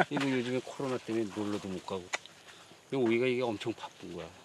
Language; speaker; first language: Korean; native; Korean